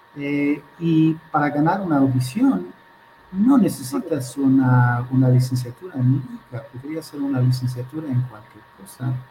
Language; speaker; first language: Spanish; non-native, fluent; Hebrew